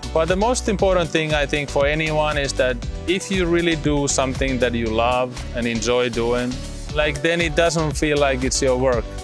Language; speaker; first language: English; non-native, fluent; Finnish